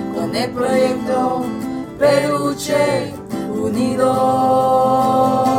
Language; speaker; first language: Spanish; non-native, learner; French